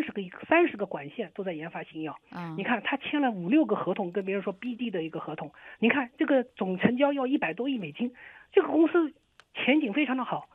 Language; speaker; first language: Chinese; native; Chinese